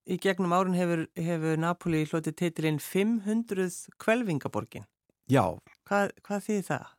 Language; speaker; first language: Icelandic; non-native, learner; Italian